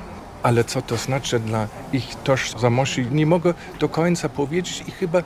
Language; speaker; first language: Polish; non-native, fluent; German